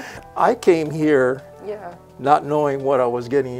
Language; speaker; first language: English; native; English